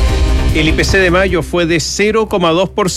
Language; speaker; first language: Spanish; native; Spanish